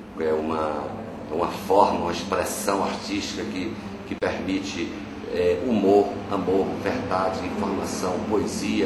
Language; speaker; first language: Portuguese; native; Portuguese